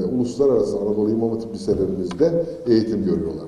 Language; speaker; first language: Turkish; native; Turkish